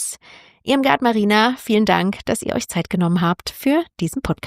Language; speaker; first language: German; native; German